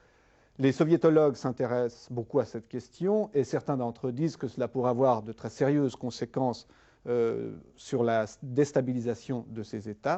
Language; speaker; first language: French; native; French